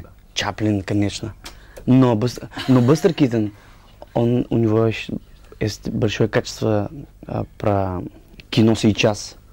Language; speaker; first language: Russian; non-native, learner; Bulgarian